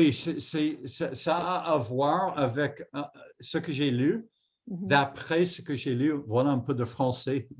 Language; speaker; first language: French; non-native, fluent; English